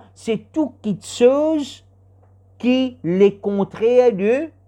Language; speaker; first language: French; non-native, learner; Morisyen